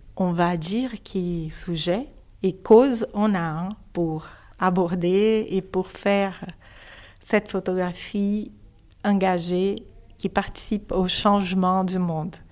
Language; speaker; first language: French; non-native, fluent; Portuguese